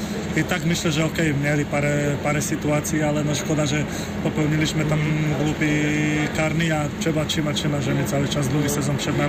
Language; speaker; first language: Polish; non-native, fluent; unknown